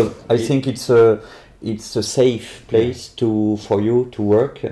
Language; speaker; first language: English; non-native, learner; French